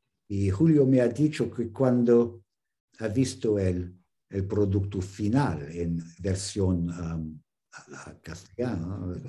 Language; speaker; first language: Spanish; non-native, fluent; English